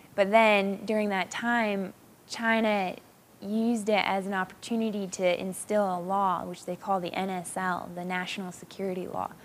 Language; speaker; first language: English; native; English